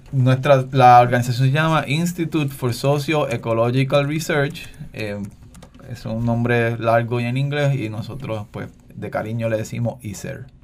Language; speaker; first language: Spanish; native; Spanish